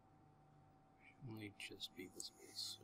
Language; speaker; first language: English; native; English